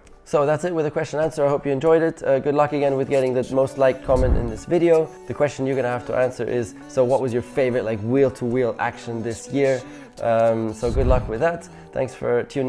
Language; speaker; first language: English; non-native, fluent; German